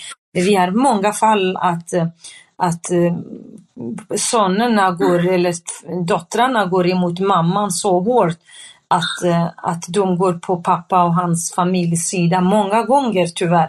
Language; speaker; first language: Swedish; non-native, fluent; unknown